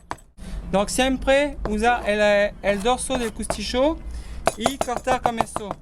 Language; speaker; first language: Spanish; non-native, learner; French